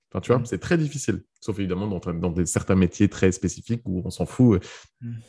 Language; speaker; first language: French; early bilingual, other home language; Arabic